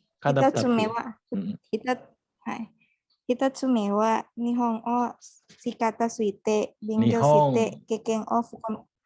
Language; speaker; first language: Japanese; non-native, learner; Indonesian